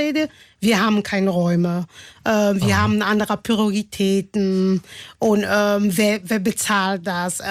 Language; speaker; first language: German; non-native, fluent; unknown